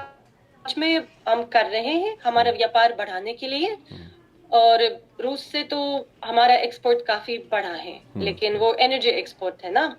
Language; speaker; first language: Hindi; non-native, fluent; Russian